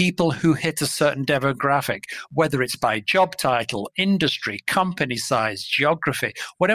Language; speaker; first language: English; native; English